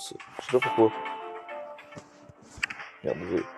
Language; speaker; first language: French; native; French